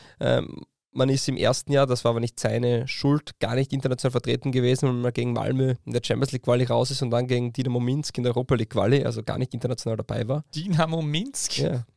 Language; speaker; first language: German; native; German